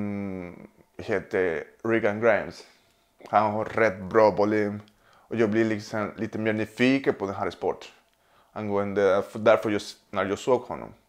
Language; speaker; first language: Swedish; non-native, fluent; Spanish